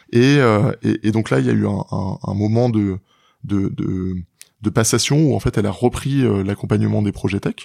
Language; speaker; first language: French; native; French